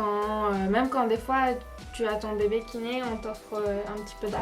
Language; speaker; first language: French; native; French